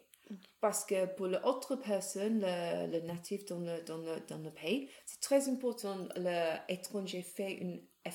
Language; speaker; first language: French; non-native, learner; English